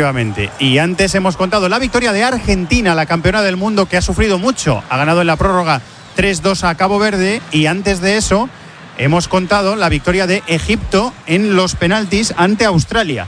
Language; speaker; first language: Spanish; native; Spanish